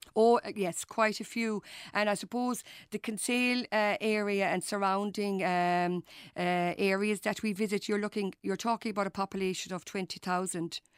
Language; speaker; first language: English; native; English